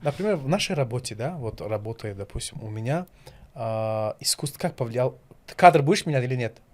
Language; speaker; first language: Russian; non-native, local second language; Tajik